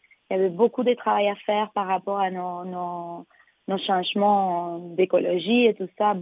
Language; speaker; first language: French; non-native, fluent; Spanish